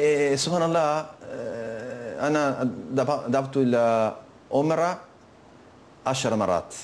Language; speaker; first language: Arabic; non-native, learner; Italian